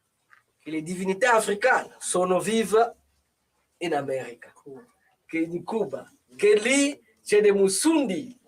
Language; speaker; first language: Italian; non-native, learner; Kongo